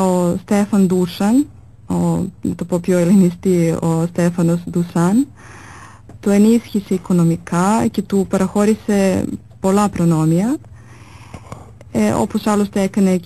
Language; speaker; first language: Greek; non-native, fluent; Serbian